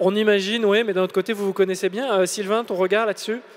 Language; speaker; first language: French; native; French